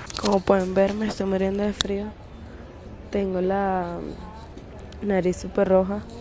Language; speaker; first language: Spanish; native; Spanish